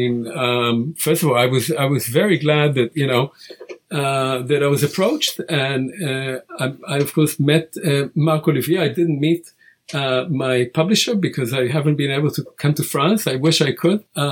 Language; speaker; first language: English; non-native, fluent; Hebrew